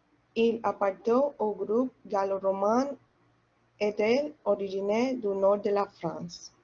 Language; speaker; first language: French; non-native, learner; Spanish